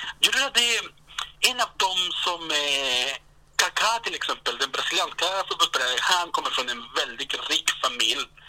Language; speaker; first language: Swedish; non-native, fluent; Spanish